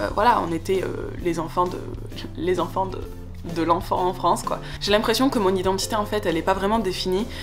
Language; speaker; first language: French; native; French